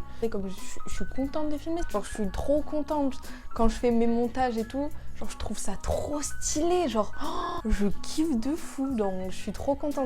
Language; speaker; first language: French; native; French